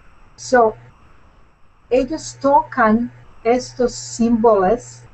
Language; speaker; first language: Spanish; non-native, learner; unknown